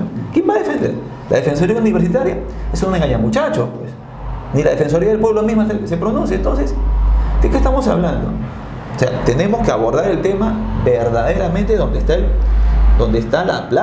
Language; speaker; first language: Spanish; native; Spanish